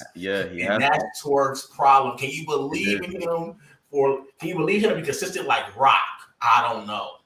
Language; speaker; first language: English; native; English